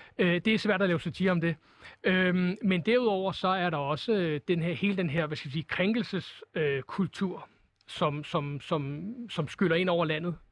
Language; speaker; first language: Danish; native; Danish